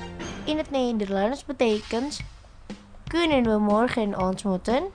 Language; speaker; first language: Dutch; non-native, learner; Indonesian